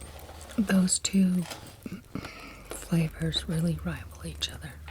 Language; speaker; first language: English; native; English